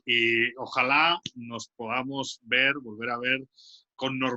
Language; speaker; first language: Spanish; native; Spanish